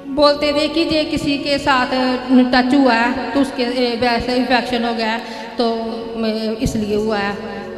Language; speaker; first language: Hindi; native; Hindi